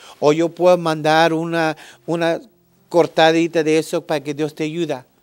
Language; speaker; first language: Spanish; early bilingual, heritage; English